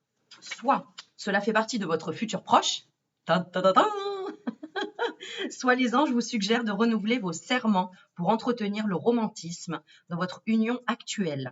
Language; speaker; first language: French; native; French